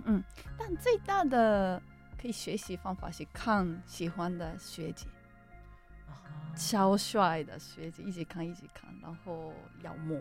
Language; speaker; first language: Chinese; non-native, fluent; Japanese